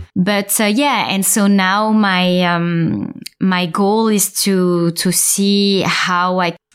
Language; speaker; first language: English; non-native, fluent; French